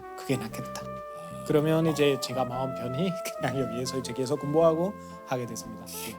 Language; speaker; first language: Korean; non-native, fluent; Spanish